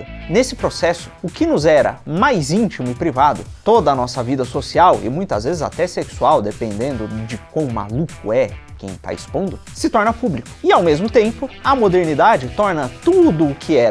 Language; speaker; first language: Portuguese; native; Portuguese